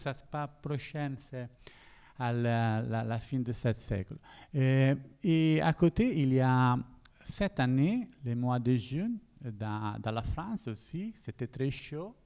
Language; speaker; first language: French; non-native, learner; Italian